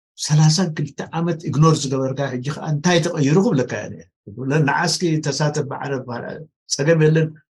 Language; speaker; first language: Tigrinya; non-native, local second language; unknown